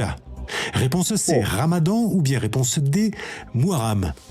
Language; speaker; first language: French; native; French